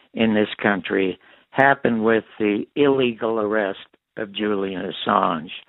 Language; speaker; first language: English; native; English